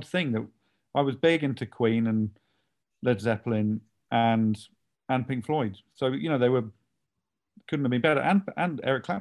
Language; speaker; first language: English; native; English